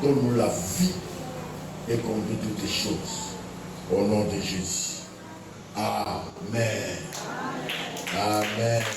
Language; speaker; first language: French; non-native, local second language; Lingala